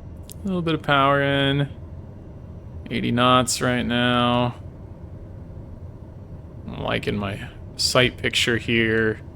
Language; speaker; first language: English; native; English